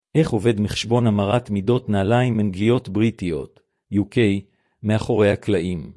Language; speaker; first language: Hebrew; native; Hebrew